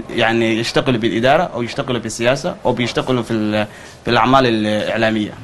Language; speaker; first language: Arabic; non-native, fluent; Somali